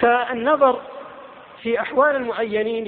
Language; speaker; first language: Arabic; native; Arabic